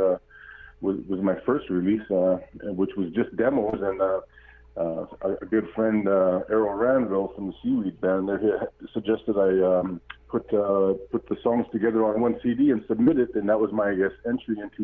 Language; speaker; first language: English; native; English